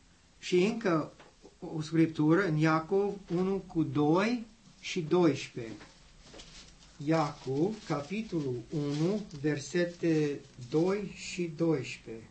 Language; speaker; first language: Romanian; non-native, learner; English